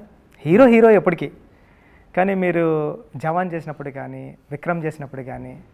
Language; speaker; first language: Telugu; native; Telugu